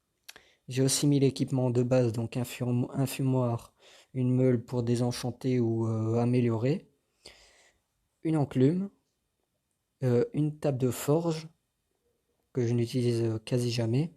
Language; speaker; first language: French; native; French